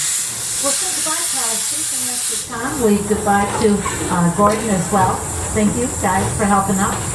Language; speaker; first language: English; native; English